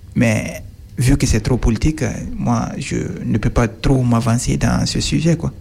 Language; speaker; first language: French; non-native, local second language; Fula